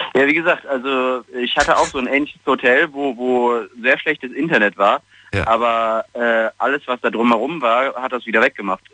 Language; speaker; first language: German; non-native, fluent; Italian